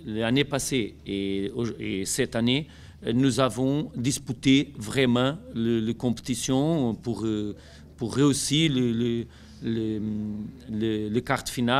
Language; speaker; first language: French; non-native, learner; Portuguese